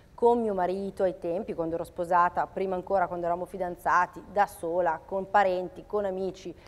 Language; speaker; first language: Italian; native; Italian